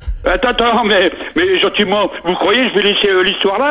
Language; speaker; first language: French; native; French